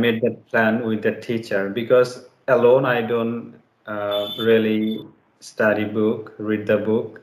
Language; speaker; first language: English; non-native, learner; Bangla